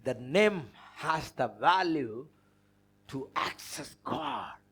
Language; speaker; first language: English; non-native, local second language; Tamil